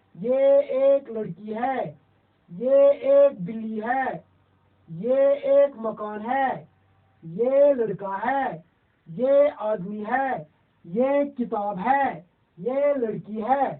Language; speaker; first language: Hindi; non-native, local second language; Kashmiri